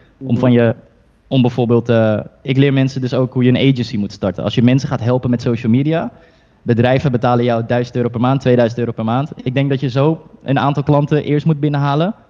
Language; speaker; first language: Dutch; early bilingual, other home language; Chinese